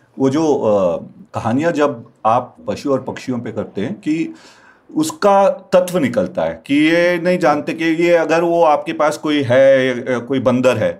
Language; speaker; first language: Hindi; non-native, local second language; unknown